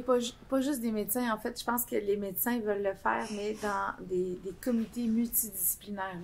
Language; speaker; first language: French; native; French